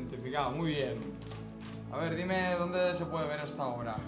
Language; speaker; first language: Spanish; native; Spanish